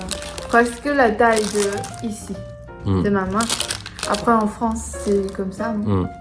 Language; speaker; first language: French; non-native, learner; Chinese